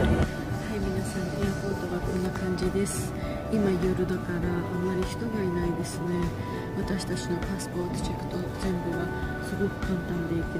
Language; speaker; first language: Japanese; non-native, learner; Georgian